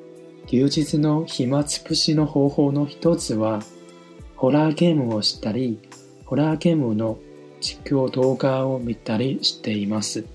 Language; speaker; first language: Japanese; non-native, fluent; Chinese